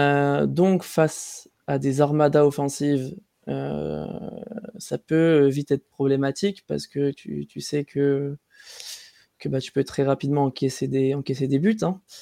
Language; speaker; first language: French; native; French